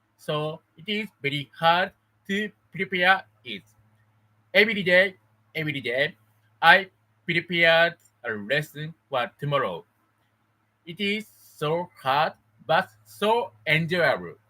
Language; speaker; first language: English; non-native, learner; Japanese